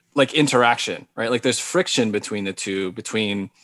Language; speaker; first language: English; native; English